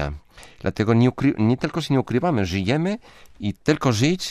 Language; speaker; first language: Polish; non-native, fluent; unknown